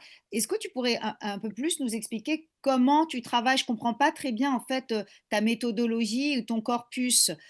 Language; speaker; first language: French; native; French